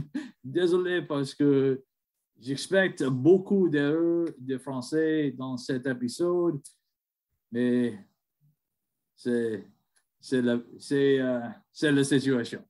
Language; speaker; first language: French; non-native, learner; English